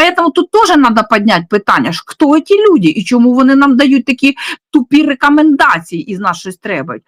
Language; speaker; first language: Ukrainian; non-native, local second language; Russian